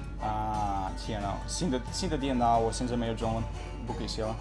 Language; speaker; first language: Chinese; non-native, learner; Russian